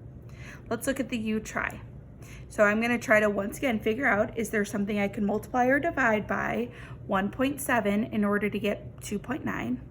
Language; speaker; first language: English; native; English